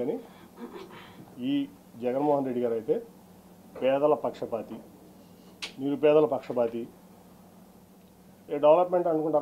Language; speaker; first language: Telugu; native; Telugu